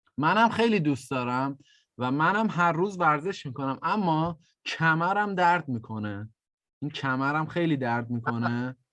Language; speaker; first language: Persian; native; Persian